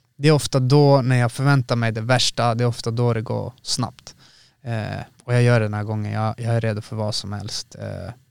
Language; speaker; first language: Swedish; native; Swedish